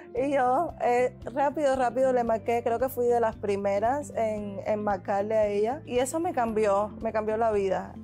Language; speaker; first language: Spanish; native; Spanish